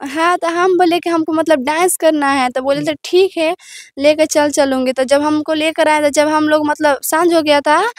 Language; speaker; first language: Hindi; native; Hindi